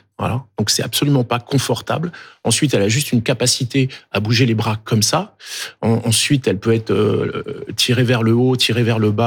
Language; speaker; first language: French; native; French